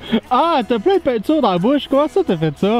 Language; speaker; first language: French; native; French